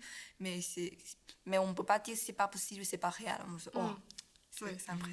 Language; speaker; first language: French; non-native, learner; Chinese